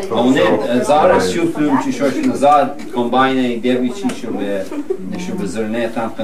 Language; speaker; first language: Ukrainian; early bilingual, heritage; Ukrainian